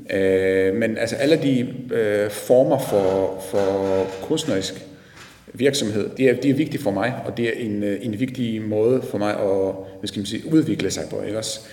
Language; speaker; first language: Danish; non-native, fluent; Polish